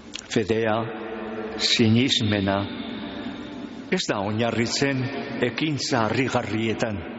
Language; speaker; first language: Basque; native; Basque